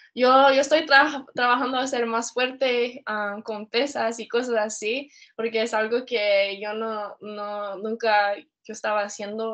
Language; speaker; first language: Spanish; early bilingual, heritage; Spanish